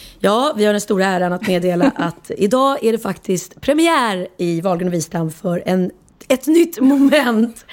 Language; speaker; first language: Swedish; native; Swedish